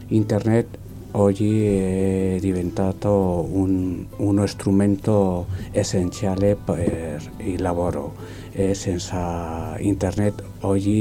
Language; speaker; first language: Italian; non-native, learner; Spanish